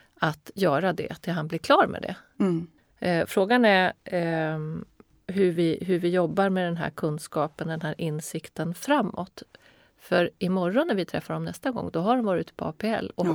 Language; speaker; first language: Swedish; native; Swedish